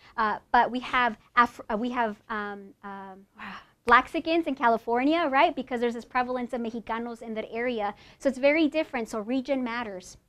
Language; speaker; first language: English; native; English